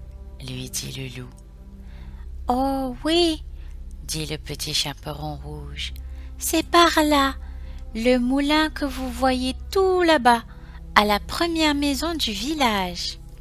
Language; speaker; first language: French; native; French